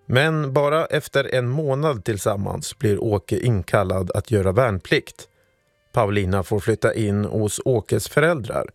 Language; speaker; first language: Swedish; native; Swedish